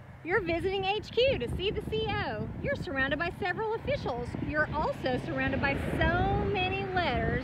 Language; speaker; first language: English; native; English